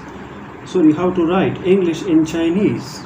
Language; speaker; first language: English; non-native, local second language; Urdu